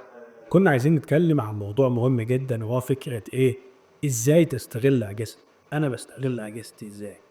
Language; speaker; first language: Arabic; native; Arabic